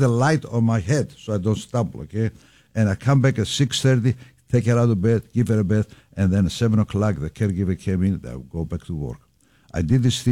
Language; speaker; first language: English; non-native, fluent; Greek